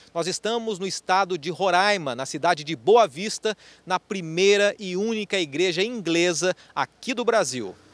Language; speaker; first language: Portuguese; native; Portuguese